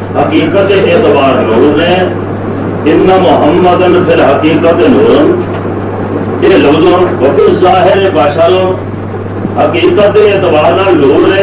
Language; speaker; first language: Urdu; non-native, local second language; Punjabi